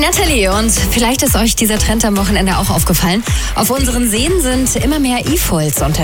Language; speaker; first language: German; native; German